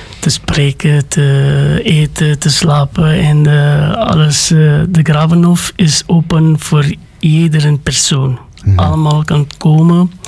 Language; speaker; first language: Dutch; non-native, learner; Romanian